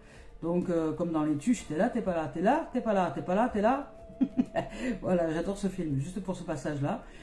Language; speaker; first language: French; native; French